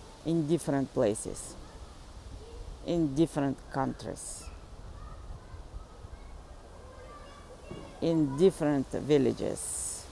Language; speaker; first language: English; non-native, learner; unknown